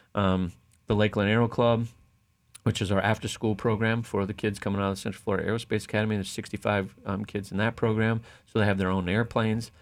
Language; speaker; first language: English; native; English